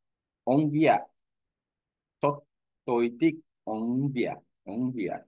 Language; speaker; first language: Vietnamese; non-native, learner; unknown